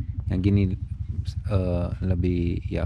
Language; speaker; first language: Indonesian; non-native, learner; Romanian